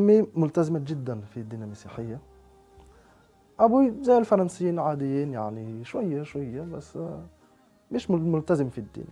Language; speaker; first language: Arabic; non-native, fluent; French